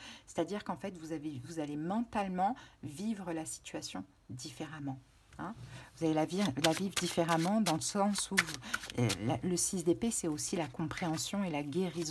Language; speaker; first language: French; native; French